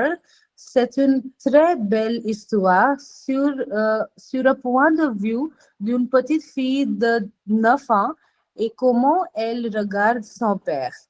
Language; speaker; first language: French; non-native, fluent; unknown